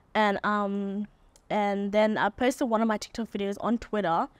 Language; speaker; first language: English; native; English